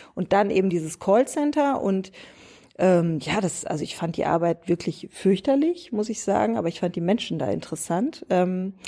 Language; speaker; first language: German; native; German